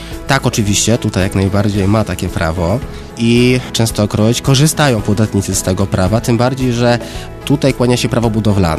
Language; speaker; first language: Polish; native; Polish